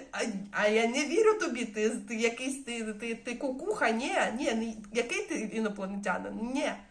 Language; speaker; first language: Ukrainian; non-native, local second language; Russian